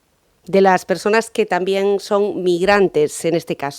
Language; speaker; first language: Spanish; native; Spanish